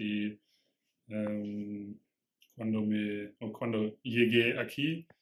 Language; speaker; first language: Spanish; non-native, learner; German